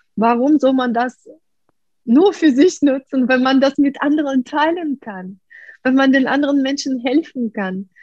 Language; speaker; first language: German; non-native, fluent; Russian